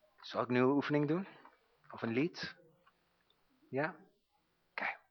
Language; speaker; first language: Dutch; non-native, fluent; English